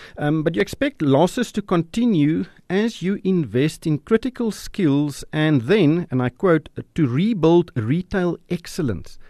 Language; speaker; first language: English; non-native, local second language; Afrikaans